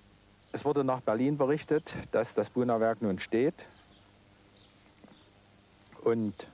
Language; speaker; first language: German; native; German